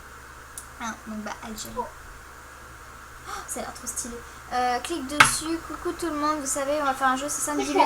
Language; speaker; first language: French; native; French